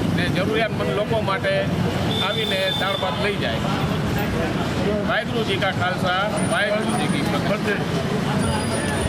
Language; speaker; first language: Gujarati; non-native, local second language; Sindhi